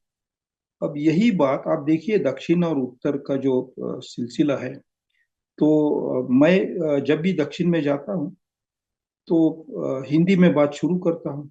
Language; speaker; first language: Hindi; non-native, local second language; Marathi